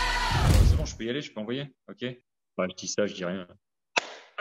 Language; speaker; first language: French; native; French